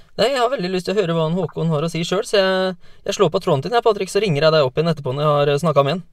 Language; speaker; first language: Norwegian; native; Norwegian